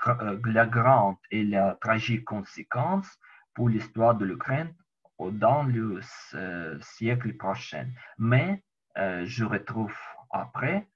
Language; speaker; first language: French; non-native, learner; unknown